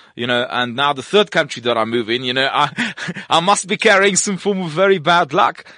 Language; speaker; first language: English; non-native, fluent; Russian